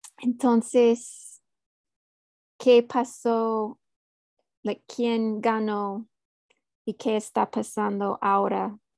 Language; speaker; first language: Spanish; non-native, fluent; English